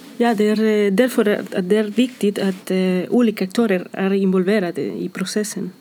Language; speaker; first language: Swedish; non-native, fluent; Spanish